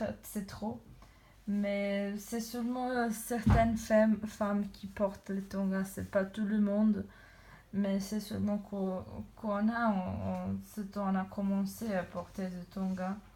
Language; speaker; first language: French; non-native, learner; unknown